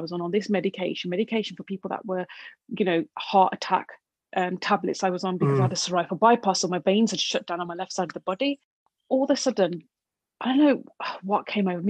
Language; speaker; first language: English; native; English